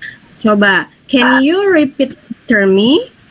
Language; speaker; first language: English; non-native, fluent; Indonesian